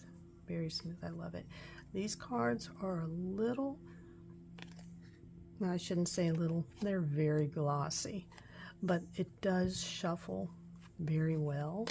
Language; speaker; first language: English; native; English